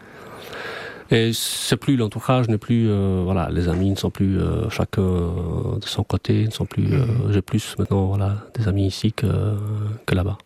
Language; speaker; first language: French; non-native, fluent; Albanian